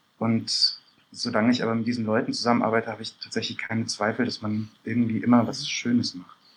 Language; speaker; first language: German; early bilingual, other home language; Persian